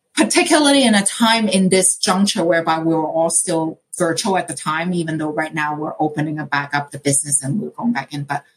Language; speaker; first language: English; non-native, local second language; Cantonese